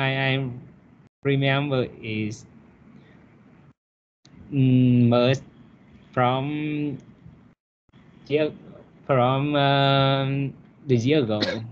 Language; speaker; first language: English; non-native, learner; Vietnamese